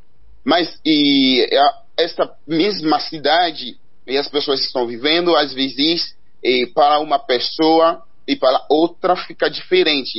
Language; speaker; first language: Portuguese; non-native, learner; Haitian Creole